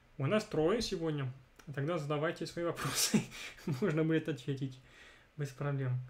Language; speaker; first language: Russian; non-native, fluent; French